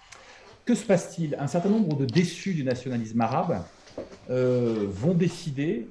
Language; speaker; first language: French; native; French